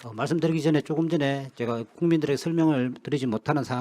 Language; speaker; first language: Korean; native; Korean